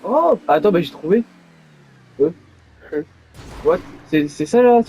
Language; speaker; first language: French; native; French